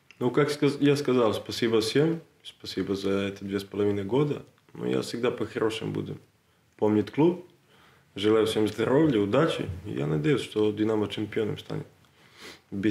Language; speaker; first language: Russian; non-native, learner; Serbian